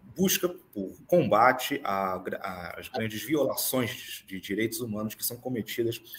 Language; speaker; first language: Portuguese; native; Portuguese